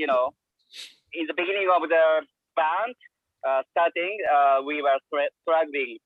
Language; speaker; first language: English; non-native, learner; Japanese